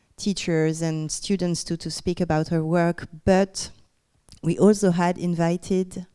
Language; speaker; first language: English; non-native, fluent; French